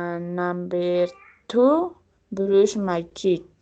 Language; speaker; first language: English; non-native, learner; Spanish